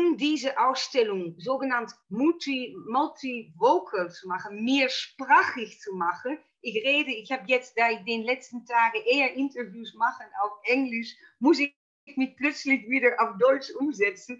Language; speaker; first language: German; non-native, fluent; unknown